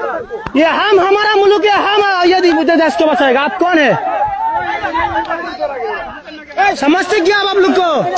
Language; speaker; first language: Hindi; non-native, learner; Bangla